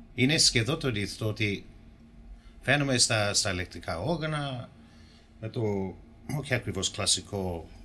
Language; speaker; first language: Greek; non-native, fluent; English